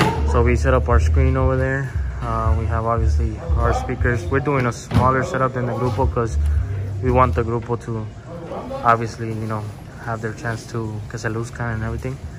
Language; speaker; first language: English; early bilingual, other home language; Spanish